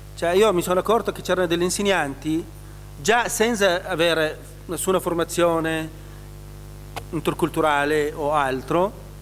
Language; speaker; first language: Italian; non-native, fluent; Arabic